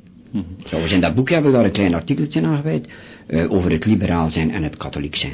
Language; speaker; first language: Dutch; native; Dutch